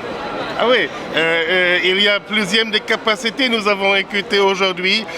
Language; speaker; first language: French; non-native, learner; German